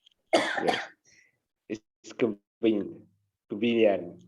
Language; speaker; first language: English; non-native, learner; Vietnamese